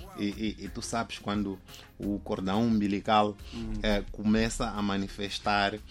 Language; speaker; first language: Portuguese; non-native, local second language; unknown